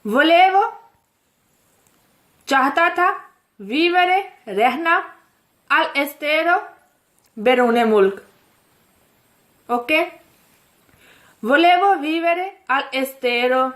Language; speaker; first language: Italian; non-native, fluent; Urdu